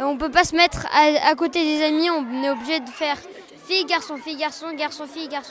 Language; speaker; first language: French; native; French